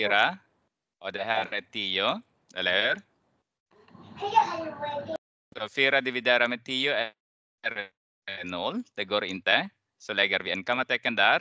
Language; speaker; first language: Swedish; non-native, fluent; Arabic